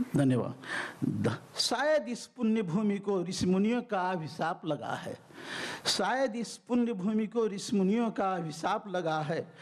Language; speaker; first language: Hindi; native; Hindi